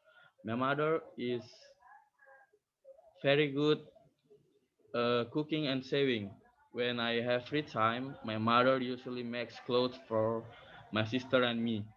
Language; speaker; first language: English; non-native, learner; Indonesian